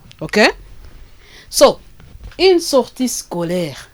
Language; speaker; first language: French; non-native, fluent; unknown